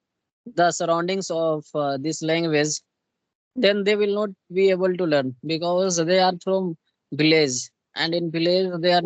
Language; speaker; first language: English; non-native, local second language; Hindi